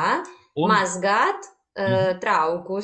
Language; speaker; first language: Latvian; non-native, learner; Russian